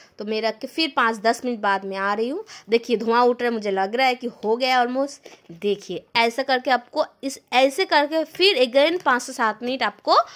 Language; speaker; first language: Hindi; non-native, local second language; Bangla